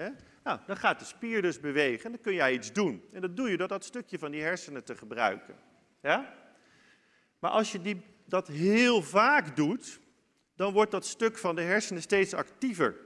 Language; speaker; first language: Dutch; native; Dutch